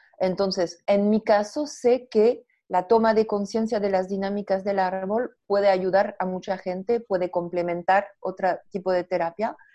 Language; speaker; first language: Spanish; non-native, fluent; French